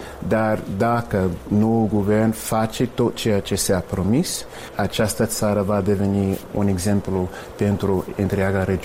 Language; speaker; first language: Romanian; non-native, fluent; English